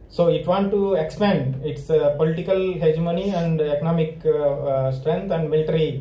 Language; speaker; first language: English; non-native, local second language; Telugu